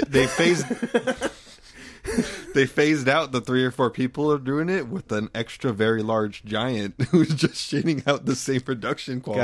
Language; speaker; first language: English; native; English